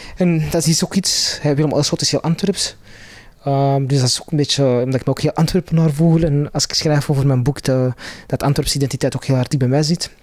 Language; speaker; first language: Dutch; non-native, local second language; Arabic